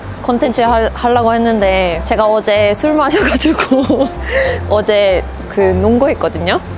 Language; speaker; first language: Korean; non-native, fluent; Swedish